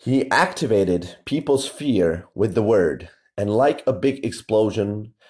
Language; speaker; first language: English; non-native, fluent; Czech